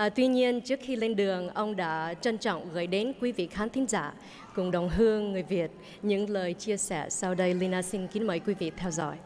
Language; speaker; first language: Vietnamese; early bilingual, heritage; Vietnamese